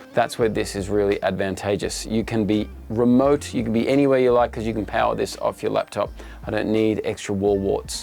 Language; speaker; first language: English; native; English